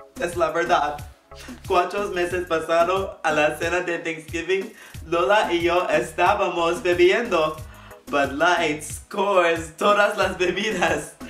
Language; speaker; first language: Spanish; non-native, learner; English